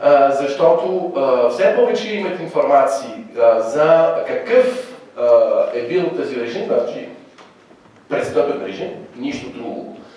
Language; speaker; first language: Bulgarian; non-native, fluent; French